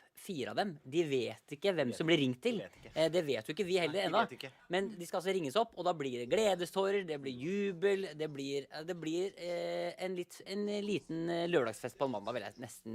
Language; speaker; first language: Norwegian; native; Norwegian